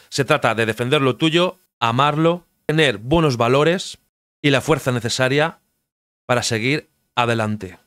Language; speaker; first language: Spanish; native; Spanish